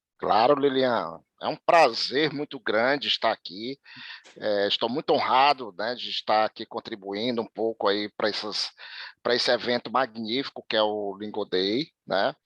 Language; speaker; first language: Portuguese; native; Portuguese